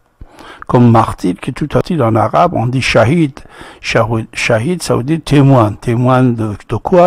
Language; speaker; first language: French; non-native, fluent; Persian